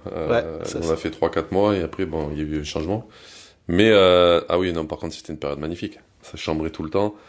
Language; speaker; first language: French; native; French